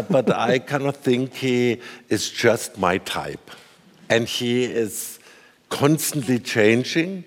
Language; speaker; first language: English; non-native, fluent; German